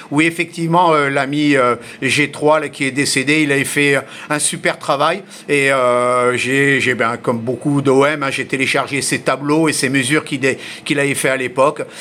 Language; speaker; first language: French; early bilingual, heritage; French